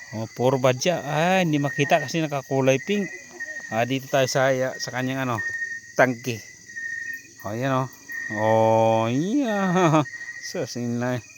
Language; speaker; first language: Filipino; non-native, local second language; Hiligaynon